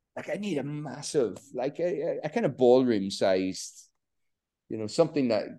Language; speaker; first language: English; native; English